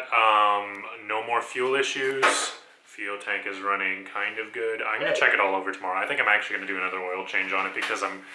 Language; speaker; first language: English; native; English